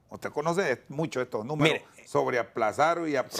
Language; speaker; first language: Spanish; native; Spanish